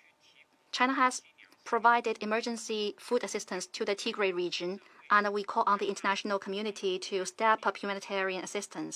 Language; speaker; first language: English; non-native, fluent; Chinese